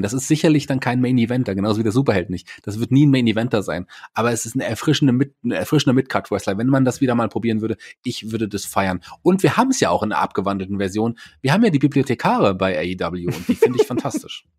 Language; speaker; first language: German; native; German